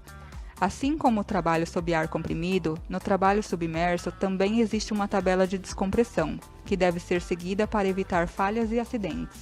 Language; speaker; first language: Portuguese; native; Portuguese